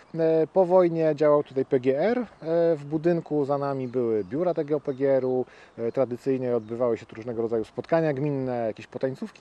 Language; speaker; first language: Polish; native; Polish